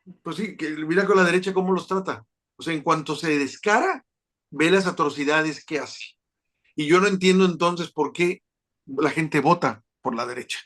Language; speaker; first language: Spanish; native; Spanish